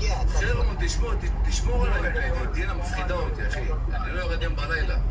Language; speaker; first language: Hebrew; native; Hebrew